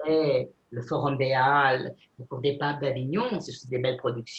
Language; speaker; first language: French; non-native, fluent; Spanish